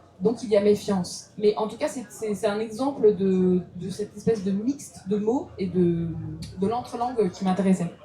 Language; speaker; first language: French; early bilingual, other home language; Russian